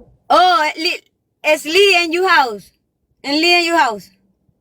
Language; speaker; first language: English; non-native, learner; Spanish